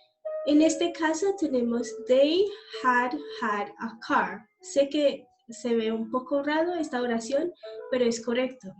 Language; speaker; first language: Spanish; non-native, fluent; English